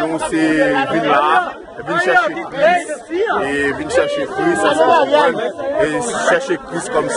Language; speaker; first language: French; non-native, local second language; Haitian Creole